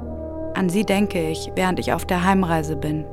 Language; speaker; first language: German; native; German